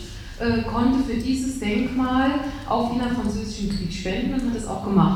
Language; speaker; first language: German; native; German